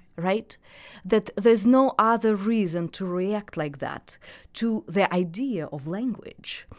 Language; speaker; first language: English; non-native, fluent; Russian